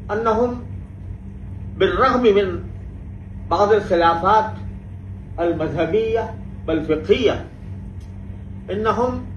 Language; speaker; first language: Arabic; non-native, fluent; Urdu